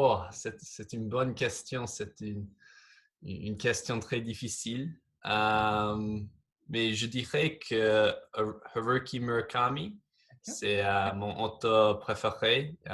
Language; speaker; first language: French; non-native, fluent; English